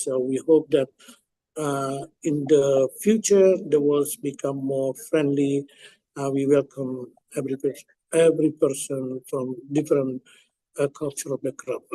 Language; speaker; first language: English; non-native, fluent; Indonesian